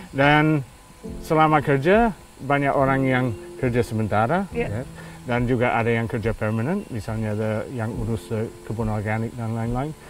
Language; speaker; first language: Indonesian; non-native, fluent; English